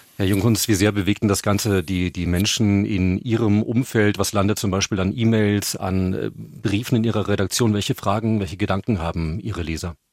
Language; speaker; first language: German; native; German